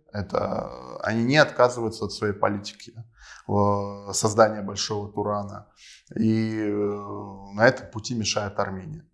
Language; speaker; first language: Russian; non-native, local second language; Armenian